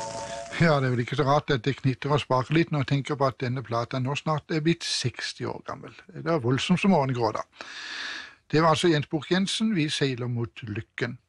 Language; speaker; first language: Norwegian; native; Norwegian